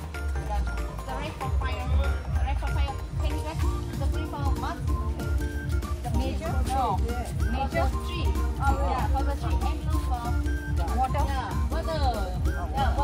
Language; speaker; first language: English; non-native, fluent; Vietnamese